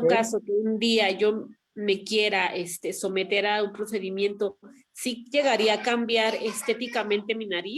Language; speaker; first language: Spanish; native; Spanish